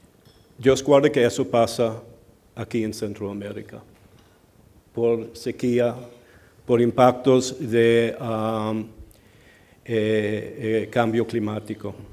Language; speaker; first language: Spanish; early bilingual, heritage; Spanish